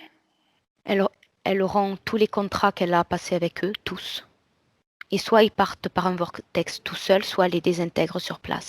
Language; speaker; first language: French; native; French